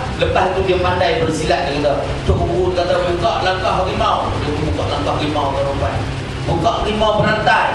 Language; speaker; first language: Malay; native; Malay